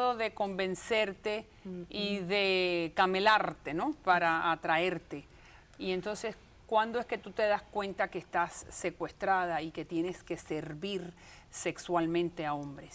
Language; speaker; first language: Spanish; native; Spanish